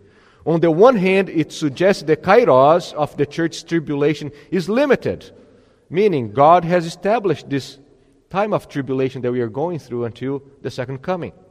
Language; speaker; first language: English; non-native, fluent; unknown